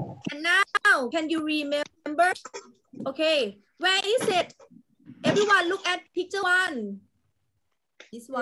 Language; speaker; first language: English; non-native, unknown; Thai